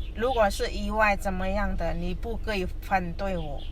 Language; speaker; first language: Chinese; non-native, fluent; Indonesian